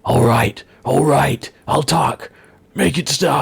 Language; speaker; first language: English; native; English